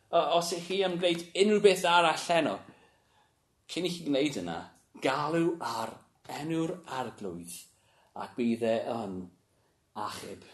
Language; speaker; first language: Welsh; non-native, local second language; English